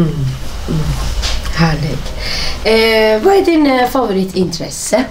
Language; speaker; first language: Swedish; non-native, fluent; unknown